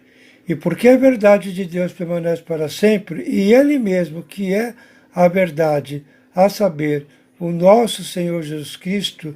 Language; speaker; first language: Portuguese; native; Portuguese